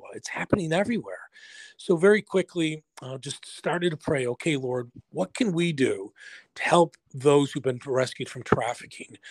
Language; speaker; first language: English; native; English